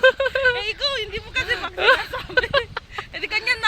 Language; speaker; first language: Filipino; non-native, learner; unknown